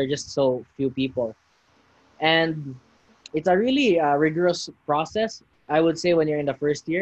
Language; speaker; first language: English; non-native, local second language; Cebuano